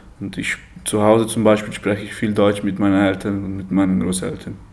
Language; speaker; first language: German; early bilingual, heritage; German